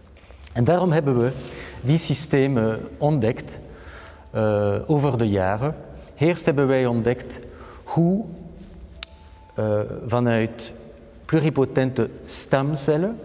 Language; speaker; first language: Dutch; non-native, local second language; French